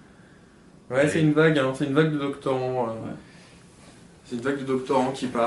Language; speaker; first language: French; native; French